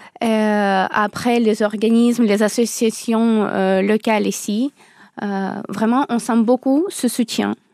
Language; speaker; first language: French; non-native, fluent; Ukrainian